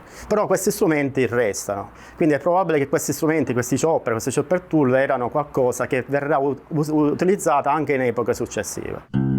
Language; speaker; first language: Italian; native; Italian